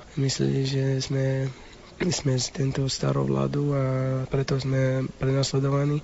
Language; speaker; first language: Slovak; non-native, learner; Arabic